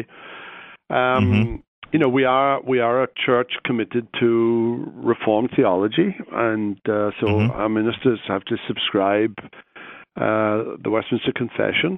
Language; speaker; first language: English; native; English